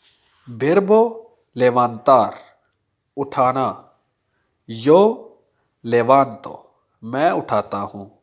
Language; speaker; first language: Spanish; non-native, fluent; Urdu